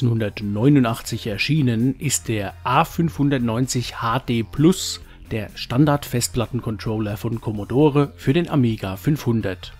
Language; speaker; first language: German; native; German